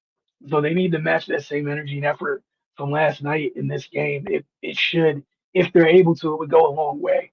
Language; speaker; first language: English; native; English